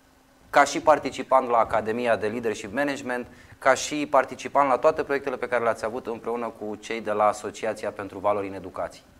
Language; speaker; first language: Romanian; native; Romanian